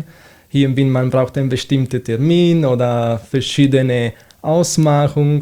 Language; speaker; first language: German; non-native, fluent; Italian